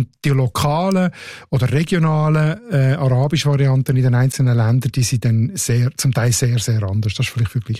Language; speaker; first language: German; native; German